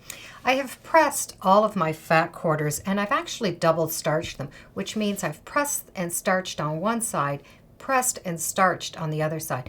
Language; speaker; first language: English; native; English